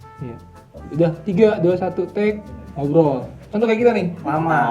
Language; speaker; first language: Indonesian; native; Indonesian